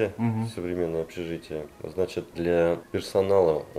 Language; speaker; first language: Russian; native; Russian